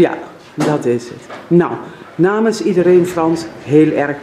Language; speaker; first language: Dutch; native; Dutch